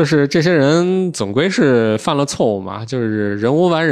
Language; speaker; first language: Chinese; native; Chinese